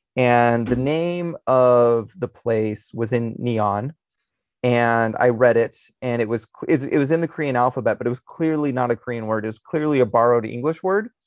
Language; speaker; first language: English; native; English